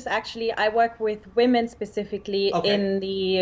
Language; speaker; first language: English; native; English